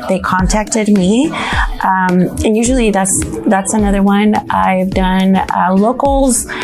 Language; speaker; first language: English; non-native, fluent; Spanish